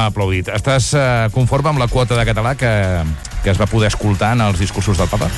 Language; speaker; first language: Catalan; native; Catalan